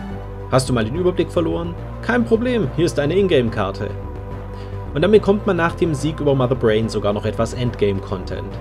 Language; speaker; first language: German; native; German